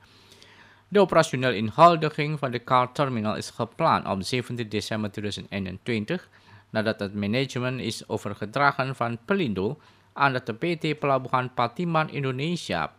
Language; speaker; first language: Dutch; non-native, fluent; Indonesian